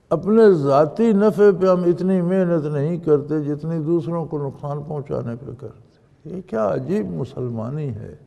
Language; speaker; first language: Urdu; non-native, local second language; Punjabi